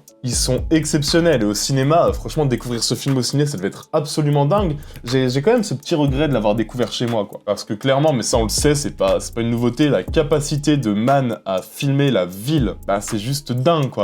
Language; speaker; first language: French; native; French